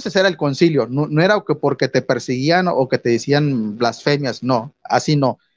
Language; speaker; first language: Spanish; native; Spanish